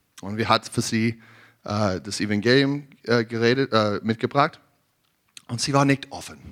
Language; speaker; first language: German; non-native, learner; English